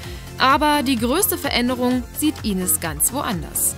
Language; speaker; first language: German; native; German